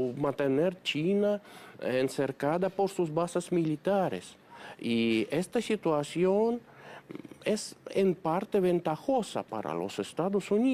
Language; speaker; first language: Spanish; non-native, fluent; Russian